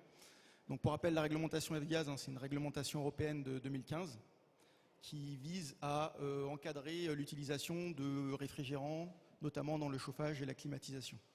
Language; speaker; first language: French; native; French